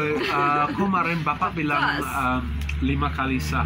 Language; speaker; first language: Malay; non-native, learner; English